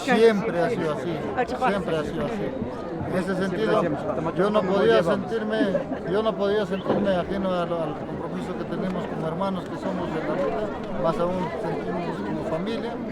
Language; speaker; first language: Spanish; native; Spanish